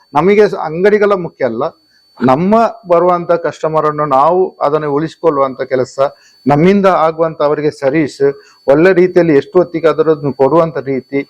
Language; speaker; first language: Kannada; non-native, local second language; Tulu